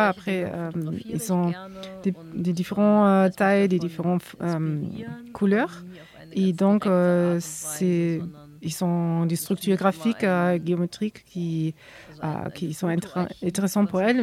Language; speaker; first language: French; non-native, fluent; German